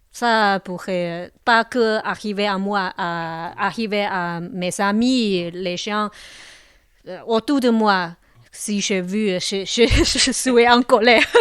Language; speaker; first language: French; non-native, local second language; Chinese